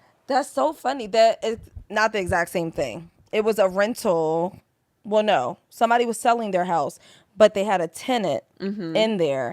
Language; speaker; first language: English; native; English